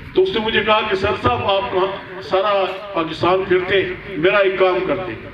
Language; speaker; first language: Urdu; non-native, local second language; Pashto